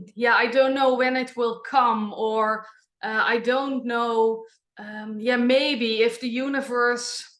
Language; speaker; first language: English; non-native, fluent; Dutch